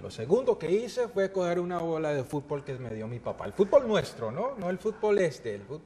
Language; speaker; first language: Spanish; native; Spanish